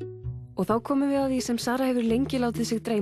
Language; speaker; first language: Icelandic; native; Icelandic